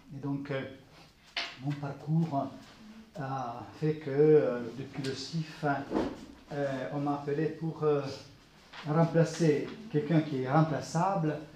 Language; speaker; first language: French; non-native, fluent; Italian